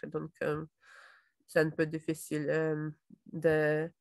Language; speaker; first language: French; non-native, fluent; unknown